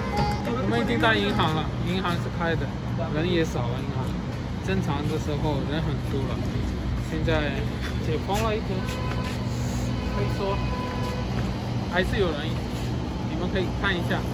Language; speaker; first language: Chinese; non-native, learner; Hindi